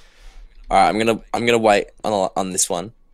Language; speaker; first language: English; native; English